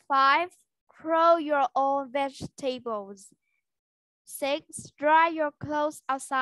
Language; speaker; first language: English; non-native, learner; Vietnamese